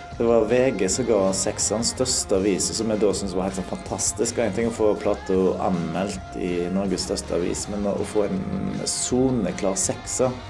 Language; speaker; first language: Norwegian; native; Norwegian